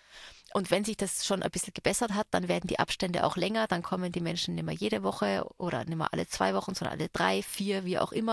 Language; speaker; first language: German; native; German